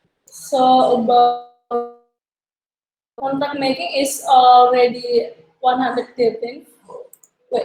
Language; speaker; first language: English; non-native, learner; Indonesian